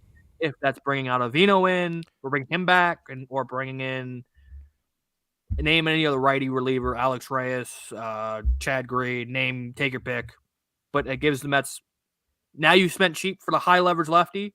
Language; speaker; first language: English; native; English